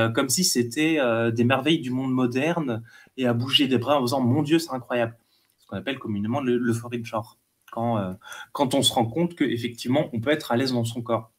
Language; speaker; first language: French; native; French